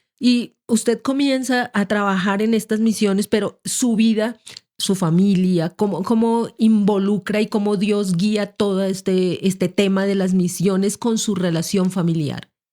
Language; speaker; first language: Spanish; native; Spanish